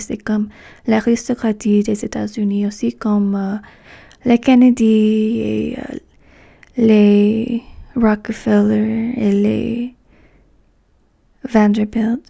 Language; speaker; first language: French; non-native, fluent; English